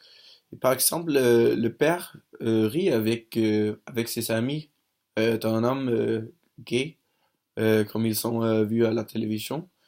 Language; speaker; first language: French; non-native, learner; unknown